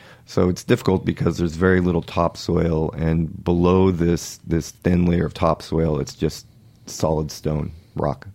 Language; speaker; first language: English; native; English